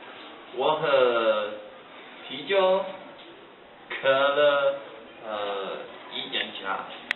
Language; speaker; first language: Chinese; non-native, learner; Danish